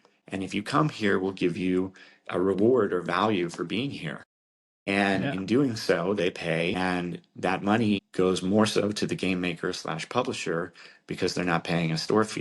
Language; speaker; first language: English; native; English